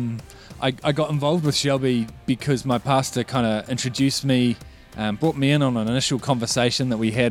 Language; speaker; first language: English; native; English